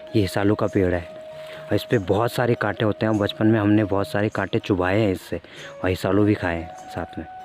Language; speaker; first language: Hindi; non-native, local second language; Garhwali